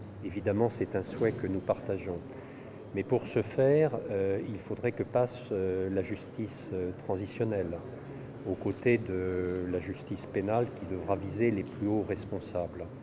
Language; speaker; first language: French; native; French